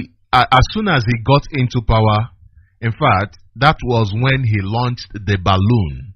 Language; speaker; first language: English; non-native, local second language; Igbo